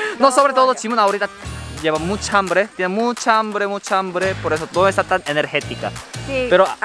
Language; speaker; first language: Spanish; early bilingual, other home language; Korean